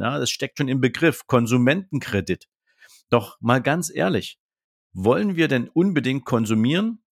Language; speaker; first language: German; native; German